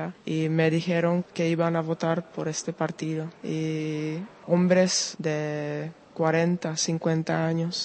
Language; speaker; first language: Spanish; non-native, fluent; Czech